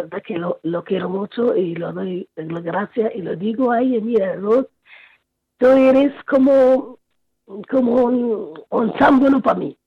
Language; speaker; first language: Spanish; non-native, fluent; Arabic